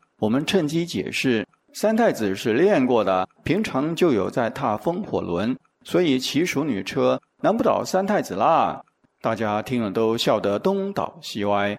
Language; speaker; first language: Chinese; native; Chinese